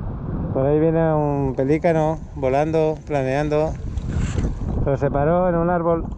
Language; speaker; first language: Spanish; native; Spanish